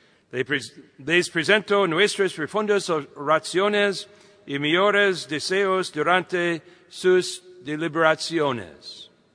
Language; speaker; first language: Spanish; non-native, fluent; English